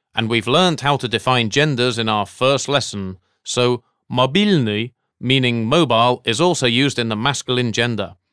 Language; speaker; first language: English; native; English